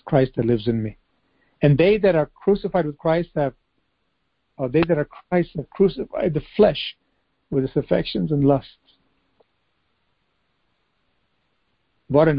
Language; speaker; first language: English; native; English